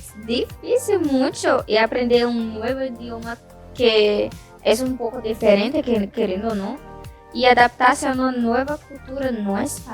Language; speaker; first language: Spanish; non-native, learner; Portuguese